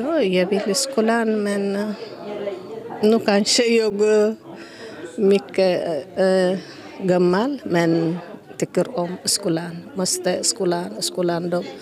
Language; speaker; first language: Swedish; non-native, learner; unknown